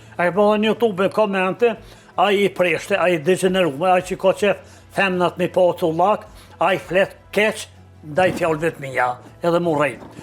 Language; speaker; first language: Albanian; native; Albanian